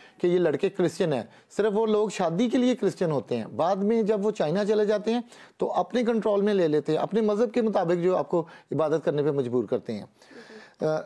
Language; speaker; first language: Urdu; non-native, local second language; Punjabi